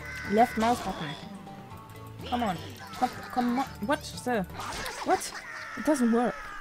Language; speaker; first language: English; non-native, fluent; German